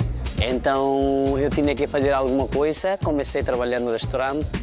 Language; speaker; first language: Portuguese; non-native, fluent; Nepali